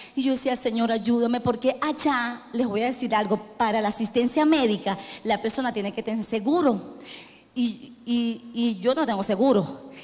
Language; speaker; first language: Spanish; native; Spanish